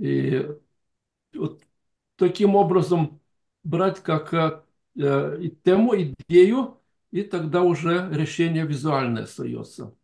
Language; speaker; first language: Russian; non-native, fluent; Lithuanian